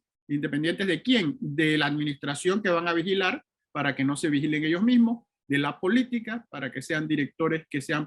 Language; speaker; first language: Spanish; native; Spanish